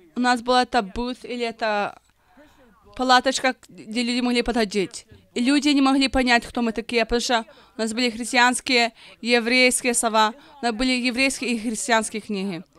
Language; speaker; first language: Russian; early bilingual, heritage; Russian